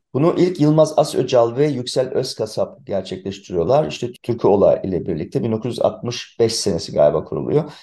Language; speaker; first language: Turkish; early bilingual, heritage; Turkish